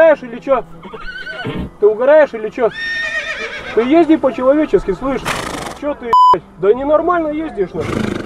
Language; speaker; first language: Russian; native; Russian